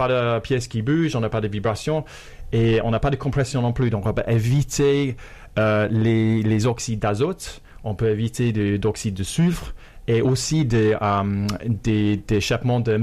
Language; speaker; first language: French; non-native, fluent; English